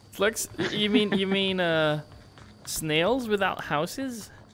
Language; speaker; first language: English; non-native, fluent; German